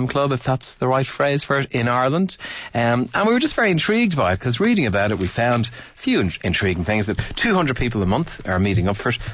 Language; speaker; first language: English; native; English